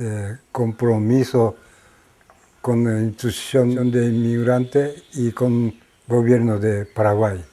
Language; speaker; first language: Spanish; non-native, learner; Japanese